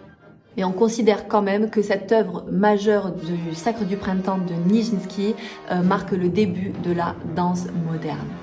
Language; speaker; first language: French; native; French